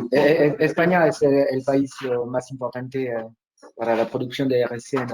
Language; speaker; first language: Spanish; non-native, fluent; French